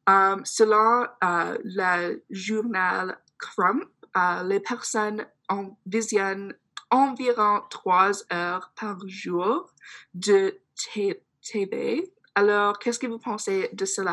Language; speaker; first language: French; non-native, fluent; English